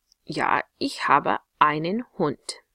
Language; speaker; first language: German; non-native, fluent; English